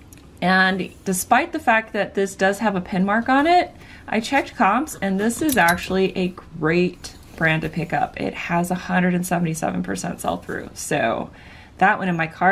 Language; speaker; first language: English; native; English